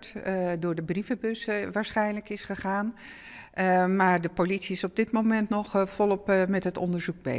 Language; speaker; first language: Dutch; native; Dutch